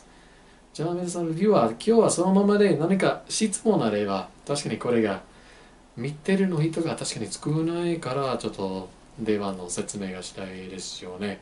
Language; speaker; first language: Japanese; non-native, fluent; English